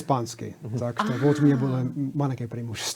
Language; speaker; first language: Russian; non-native, fluent; English